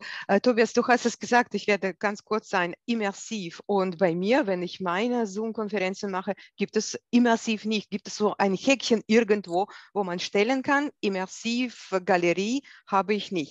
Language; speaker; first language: German; non-native, fluent; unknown